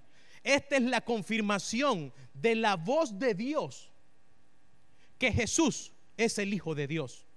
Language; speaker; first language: Spanish; native; Spanish